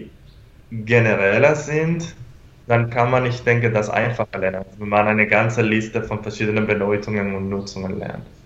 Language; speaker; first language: German; non-native, fluent; Spanish